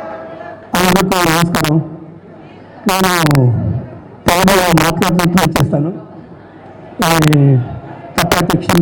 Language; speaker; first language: Telugu; non-native, learner; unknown